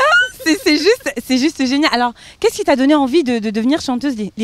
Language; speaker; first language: French; native; French